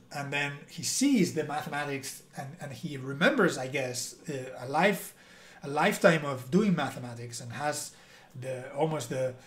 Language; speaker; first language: English; non-native, fluent; Spanish